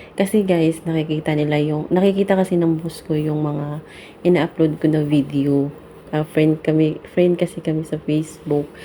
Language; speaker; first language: Filipino; non-native, local second language; Cebuano